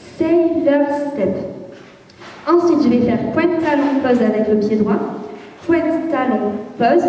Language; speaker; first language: French; native; French